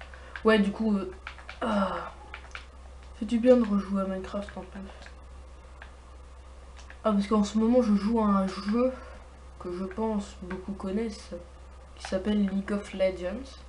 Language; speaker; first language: French; native; French